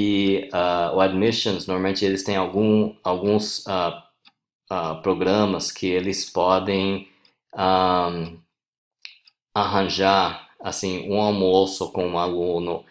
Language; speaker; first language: Portuguese; non-native, fluent; English